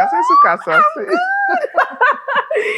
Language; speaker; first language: Spanish; non-native, fluent; English